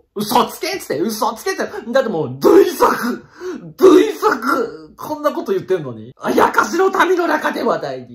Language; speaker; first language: Japanese; native; Japanese